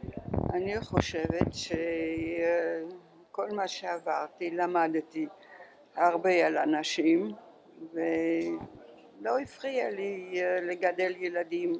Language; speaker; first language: Hebrew; non-native, fluent; French